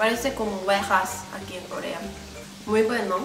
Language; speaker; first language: Spanish; non-native, learner; Korean